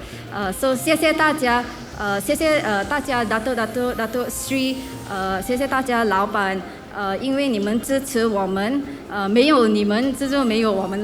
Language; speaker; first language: Chinese; non-native, local second language; English